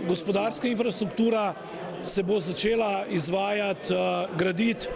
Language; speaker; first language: Slovenian; native; Slovenian